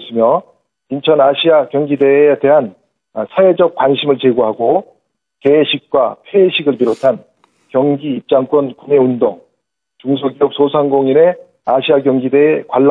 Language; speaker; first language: Korean; native; Korean